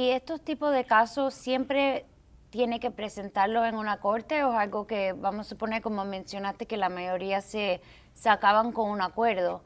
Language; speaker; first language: Spanish; early bilingual, heritage; Spanish